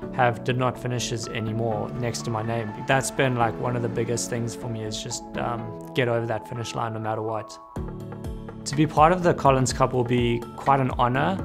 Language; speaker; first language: English; native; English